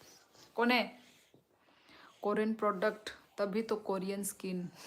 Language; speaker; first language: Hindi; non-native, local second language; Kok Borok